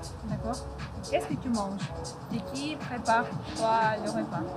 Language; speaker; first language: French; non-native, fluent; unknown